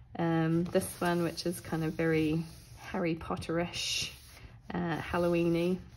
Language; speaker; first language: English; native; English